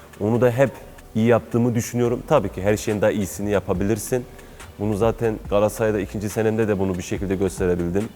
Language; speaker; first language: Turkish; early bilingual, heritage; Turkish